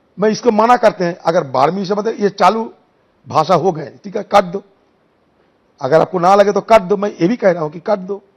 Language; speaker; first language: Hindi; non-native, local second language; Bangla